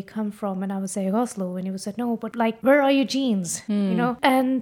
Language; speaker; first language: English; non-native, fluent; Norwegian